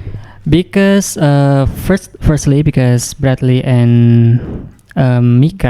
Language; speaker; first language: English; non-native, fluent; Indonesian